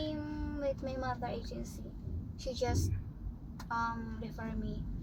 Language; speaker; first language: English; non-native, local second language; Waray